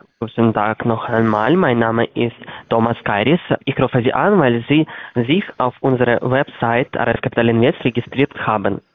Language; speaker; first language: German; non-native, learner; Russian